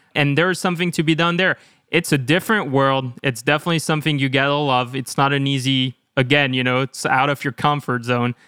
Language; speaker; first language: English; non-native, fluent; French